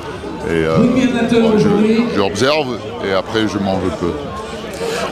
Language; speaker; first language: French; non-native, fluent; English